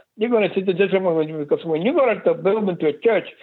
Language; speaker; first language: English; native; English